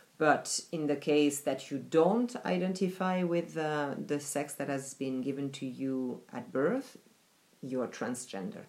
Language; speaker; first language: English; non-native, fluent; French